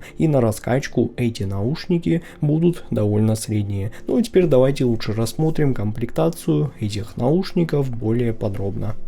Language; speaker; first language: Russian; native; Russian